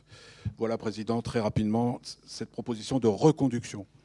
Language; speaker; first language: French; native; French